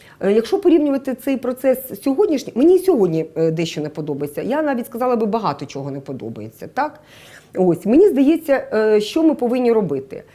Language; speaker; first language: Ukrainian; native; Ukrainian